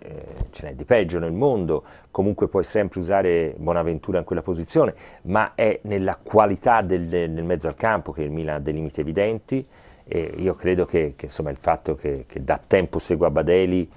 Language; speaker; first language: Italian; native; Italian